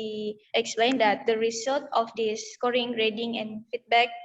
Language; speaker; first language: English; non-native, learner; Indonesian